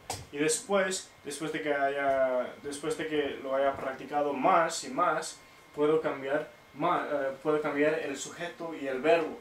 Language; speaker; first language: Spanish; non-native, fluent; English